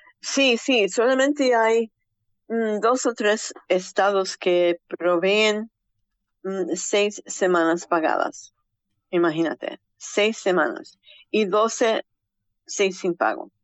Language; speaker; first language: Spanish; early bilingual, heritage; Spanish